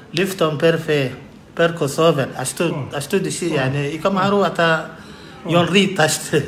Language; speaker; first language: Albanian; early bilingual, heritage; Albanian